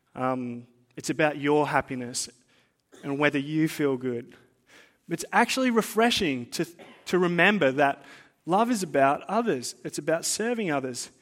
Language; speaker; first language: English; native; English